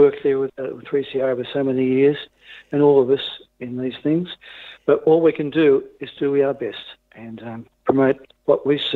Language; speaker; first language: English; native; English